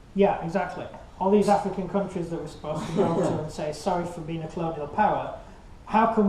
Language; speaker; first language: English; native; English